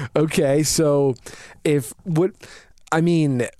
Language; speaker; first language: English; native; English